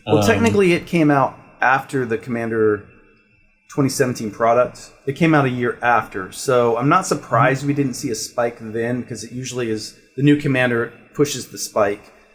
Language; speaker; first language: English; native; English